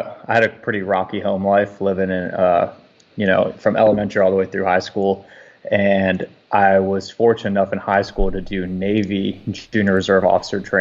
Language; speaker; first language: English; native; English